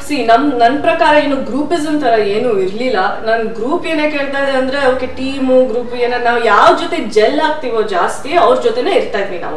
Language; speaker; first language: Kannada; non-native, fluent; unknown